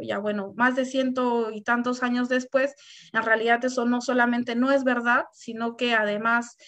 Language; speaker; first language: Spanish; native; Spanish